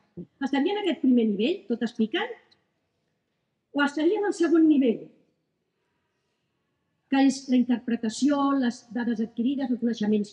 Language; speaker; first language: Catalan; native; Catalan